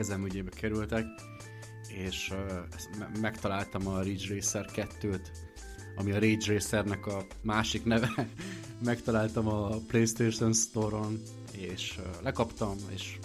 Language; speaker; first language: Hungarian; native; Hungarian